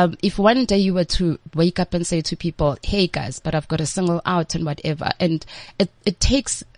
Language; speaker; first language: English; non-native, local second language; Northern Sotho